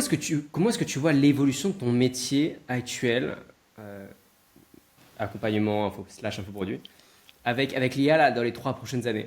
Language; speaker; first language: French; native; French